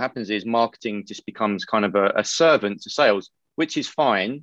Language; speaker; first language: English; native; English